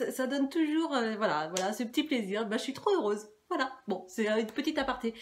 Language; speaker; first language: French; native; French